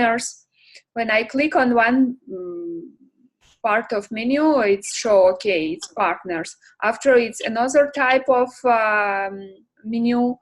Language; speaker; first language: English; non-native, learner; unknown